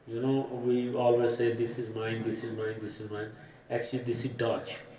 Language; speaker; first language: English; non-native, learner; Punjabi